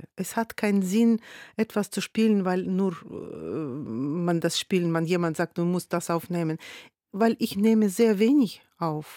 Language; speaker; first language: German; non-native, fluent; Russian